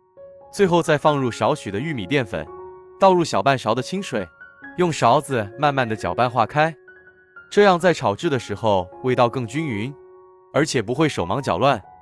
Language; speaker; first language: Chinese; native; Chinese